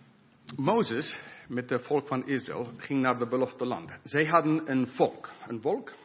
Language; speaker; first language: Dutch; non-native, fluent; English